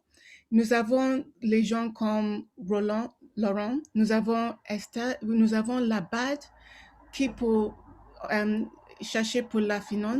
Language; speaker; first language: French; non-native, local second language; Yoruba